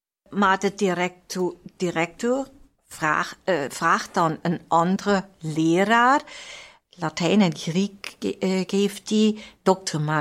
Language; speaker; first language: Dutch; non-native, fluent; German